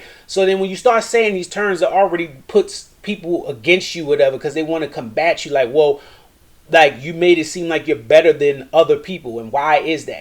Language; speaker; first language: English; native; English